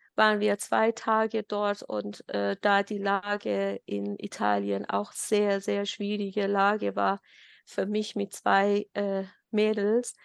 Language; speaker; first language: German; non-native, fluent; Persian